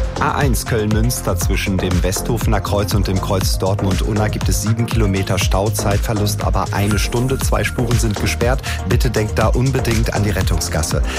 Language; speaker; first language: German; native; German